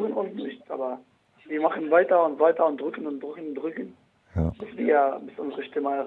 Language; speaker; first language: German; non-native, learner; Arabic